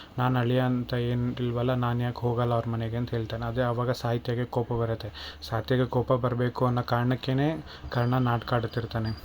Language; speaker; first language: Kannada; native; Kannada